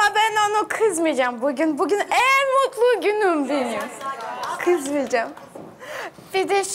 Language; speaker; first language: Turkish; non-native, learner; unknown